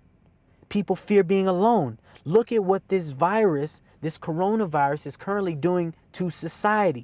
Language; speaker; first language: English; native; English